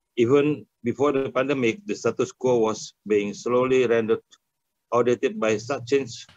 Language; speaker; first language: English; non-native, fluent; Indonesian